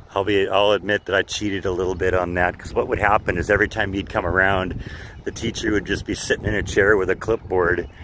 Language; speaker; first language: English; native; English